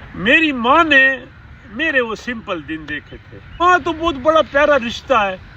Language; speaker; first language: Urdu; non-native, local second language; Saraiki